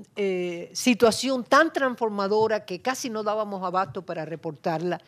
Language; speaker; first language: Spanish; native; Spanish